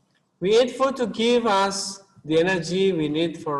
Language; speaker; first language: English; non-native, local second language; Indonesian